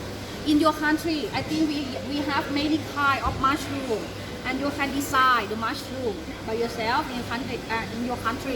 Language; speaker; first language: English; non-native, learner; Thai